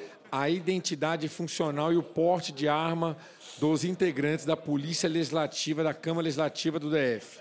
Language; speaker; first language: Portuguese; native; Portuguese